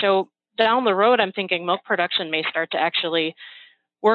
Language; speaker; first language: English; native; English